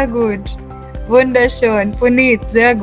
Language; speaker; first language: German; non-native, fluent; Hindi